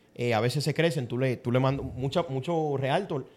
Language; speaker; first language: Spanish; native; Spanish